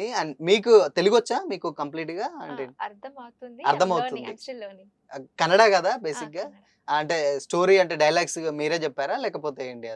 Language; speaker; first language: Telugu; native; Telugu